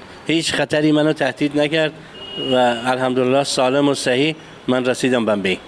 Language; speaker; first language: Persian; non-native, local second language; Kurdish